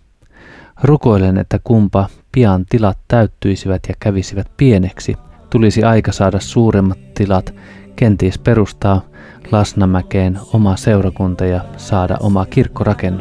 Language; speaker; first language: Finnish; native; Finnish